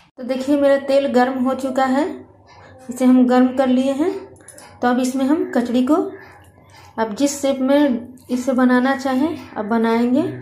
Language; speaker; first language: Hindi; native; Hindi